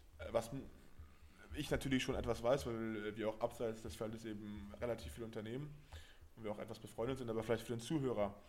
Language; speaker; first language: German; native; German